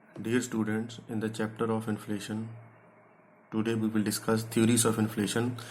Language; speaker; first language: English; non-native, local second language; Punjabi